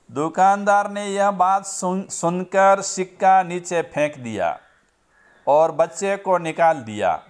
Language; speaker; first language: Hindi; non-native, local second language; Gujarati